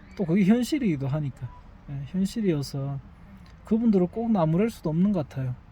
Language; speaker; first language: Korean; native; Korean